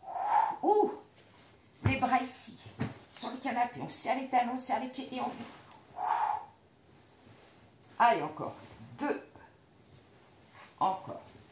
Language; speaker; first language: French; native; French